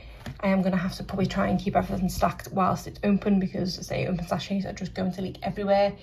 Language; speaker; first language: English; native; English